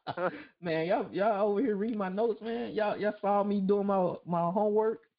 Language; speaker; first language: English; native; English